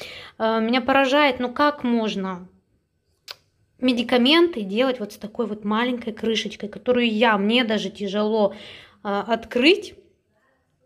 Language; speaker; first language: Russian; native; Russian